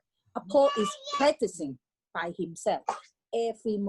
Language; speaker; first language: English; non-native, learner; Cantonese